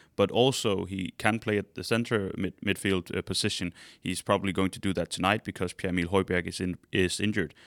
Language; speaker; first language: English; non-native, fluent; Danish